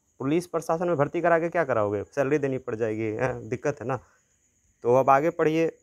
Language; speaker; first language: Hindi; native; Hindi